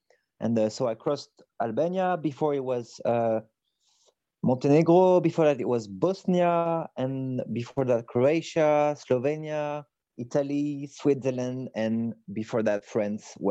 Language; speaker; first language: English; non-native, fluent; French